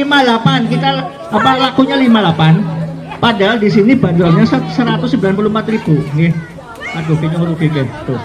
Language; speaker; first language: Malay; non-native, local second language; Javanese